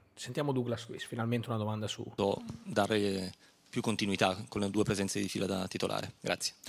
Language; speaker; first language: Italian; native; Italian